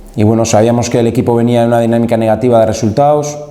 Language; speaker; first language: Spanish; native; Spanish